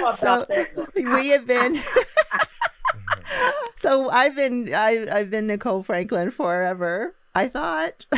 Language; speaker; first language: English; native; English